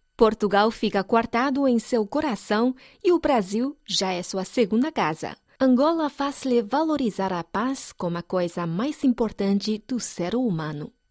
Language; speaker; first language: Portuguese; non-native, fluent; Chinese